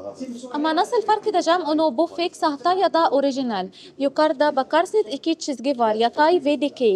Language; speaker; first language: Turkish; non-native, learner; Arabic